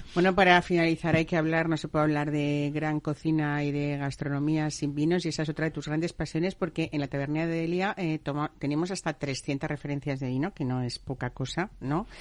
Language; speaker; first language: Spanish; native; Spanish